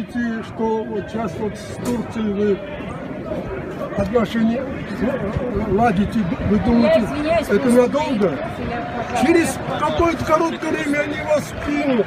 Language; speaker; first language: Russian; native; Russian